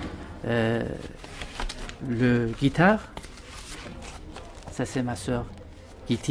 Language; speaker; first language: French; non-native, fluent; Persian